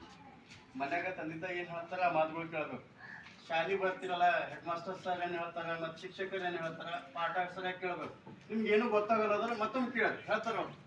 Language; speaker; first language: Kannada; native; Kannada